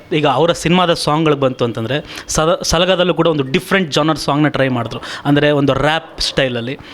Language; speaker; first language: Kannada; native; Kannada